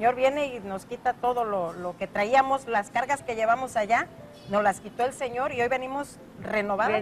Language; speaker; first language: Spanish; native; Spanish